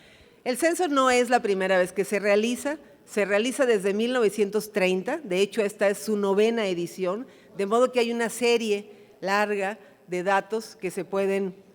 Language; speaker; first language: Spanish; native; Spanish